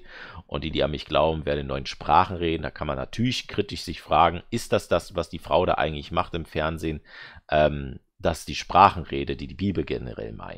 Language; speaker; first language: German; native; German